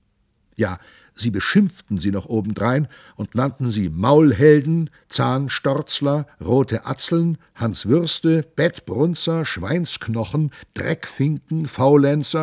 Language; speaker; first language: German; native; German